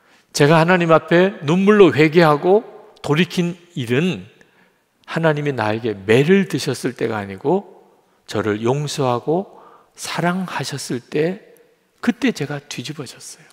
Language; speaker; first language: Korean; native; Korean